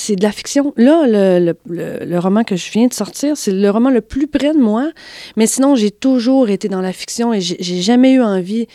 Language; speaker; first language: French; native; French